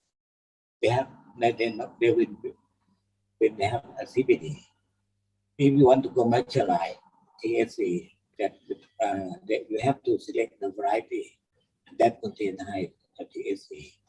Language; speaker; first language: English; non-native, learner; Thai